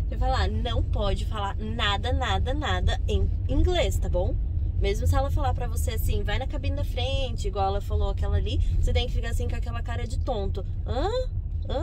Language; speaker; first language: Portuguese; native; Portuguese